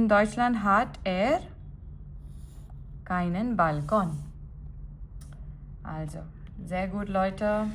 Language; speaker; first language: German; non-native, learner; Gujarati